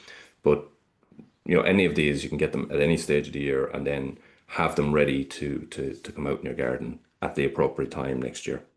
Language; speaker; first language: English; native; English